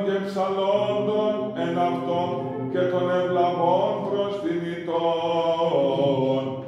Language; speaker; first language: Greek; native; Greek